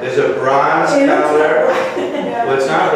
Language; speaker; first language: English; native; English